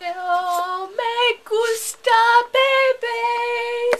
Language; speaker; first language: Spanish; non-native, learner; English